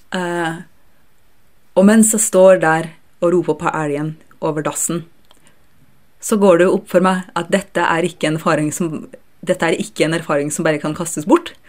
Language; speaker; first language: Norwegian; early bilingual, other home language; Russian